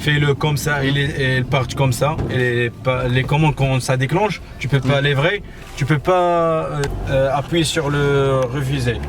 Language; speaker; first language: French; non-native, learner; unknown